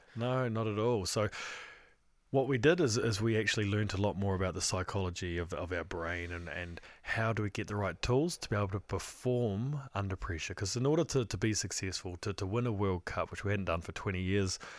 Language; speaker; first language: English; native; English